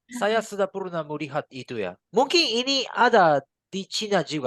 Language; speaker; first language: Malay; non-native, learner; Japanese